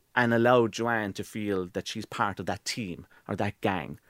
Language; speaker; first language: English; native; English